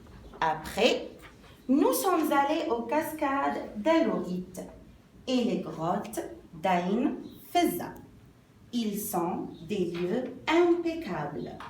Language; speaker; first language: French; non-native, local second language; Arabic